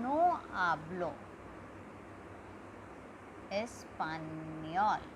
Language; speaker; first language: Spanish; non-native, learner; Hindi